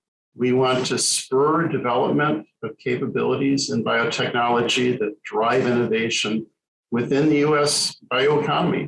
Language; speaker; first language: English; native; English